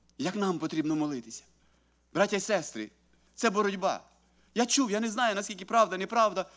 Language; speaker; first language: Ukrainian; native; Ukrainian